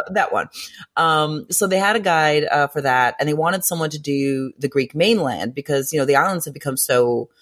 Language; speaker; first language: English; early bilingual, other home language; Greek